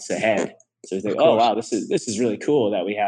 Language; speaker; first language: English; native; English